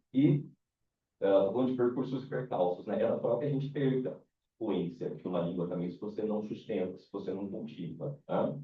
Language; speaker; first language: Portuguese; native; Portuguese